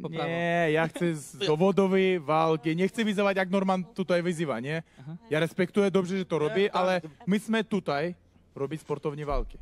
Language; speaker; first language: Polish; non-native, learner; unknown